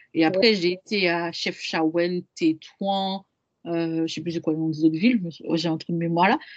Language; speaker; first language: French; native; French